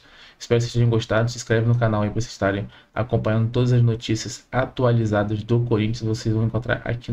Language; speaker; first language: Portuguese; native; Portuguese